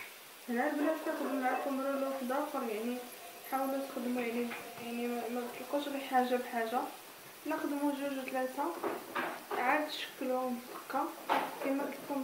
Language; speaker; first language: Arabic; native; Arabic